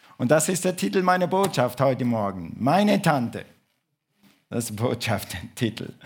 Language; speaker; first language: German; non-native, fluent; English